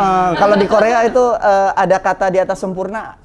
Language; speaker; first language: Indonesian; native; Indonesian